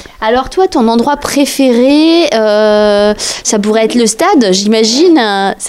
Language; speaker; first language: French; native; French